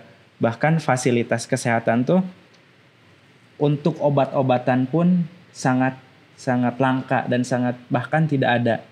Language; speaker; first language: Indonesian; non-native, local second language; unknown